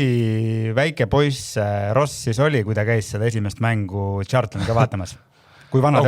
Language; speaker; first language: Estonian; native; Estonian